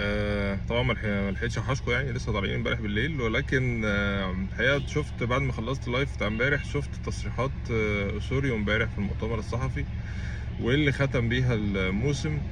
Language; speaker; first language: Arabic; native; Arabic